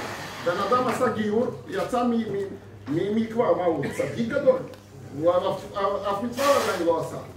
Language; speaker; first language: Hebrew; non-native, fluent; Russian